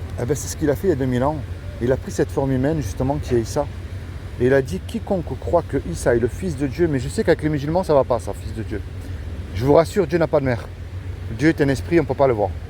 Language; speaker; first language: French; native; French